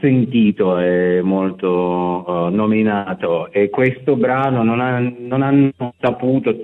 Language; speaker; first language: Italian; non-native, fluent; Russian